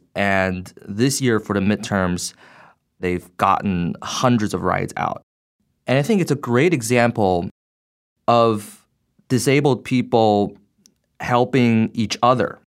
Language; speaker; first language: English; non-native, fluent; Chinese